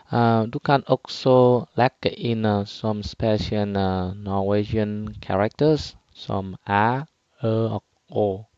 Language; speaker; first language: Norwegian; non-native, fluent; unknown